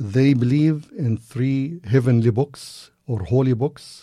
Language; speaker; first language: English; non-native, fluent; Arabic